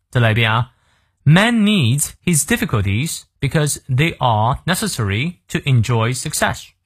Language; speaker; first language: English; non-native, fluent; Chinese